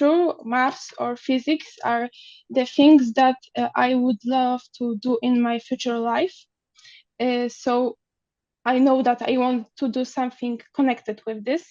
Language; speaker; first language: English; non-native, learner; Polish